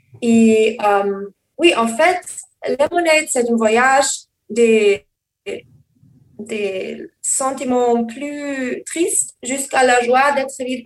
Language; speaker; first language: French; non-native, learner; German